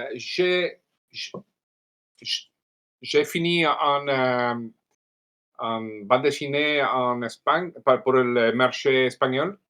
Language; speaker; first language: French; non-native, learner; Italian